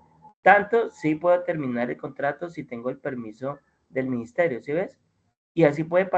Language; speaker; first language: Spanish; native; Spanish